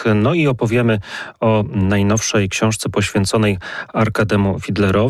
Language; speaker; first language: Polish; native; Polish